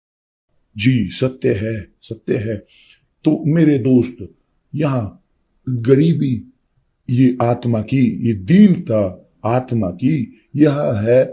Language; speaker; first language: Hindi; non-native, fluent; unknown